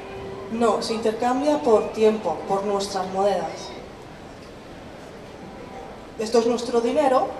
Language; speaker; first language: Spanish; non-native, fluent; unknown